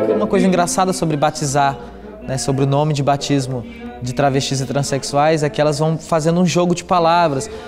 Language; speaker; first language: Portuguese; native; Portuguese